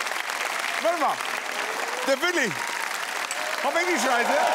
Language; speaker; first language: German; native; German